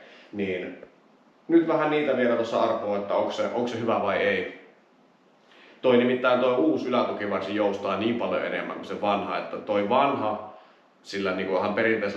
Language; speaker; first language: Finnish; native; Finnish